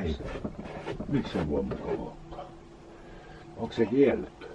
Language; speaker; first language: Finnish; native; Finnish